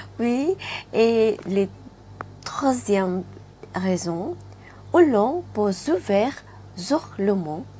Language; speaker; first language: French; non-native, learner; Thai